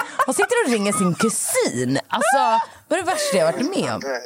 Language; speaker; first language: Swedish; native; Swedish